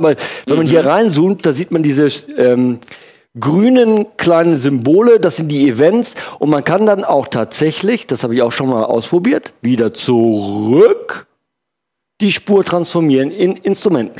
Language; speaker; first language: German; native; German